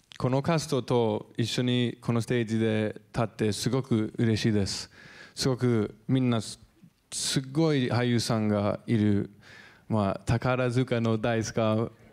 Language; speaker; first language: Japanese; non-native, learner; English